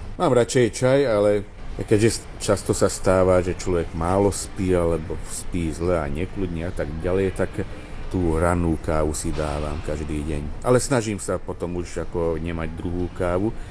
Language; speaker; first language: Slovak; native; Slovak